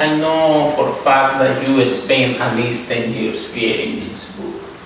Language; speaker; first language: English; non-native, fluent; Spanish